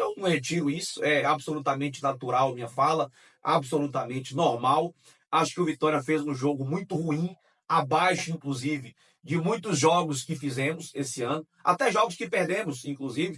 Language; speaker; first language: Portuguese; native; Portuguese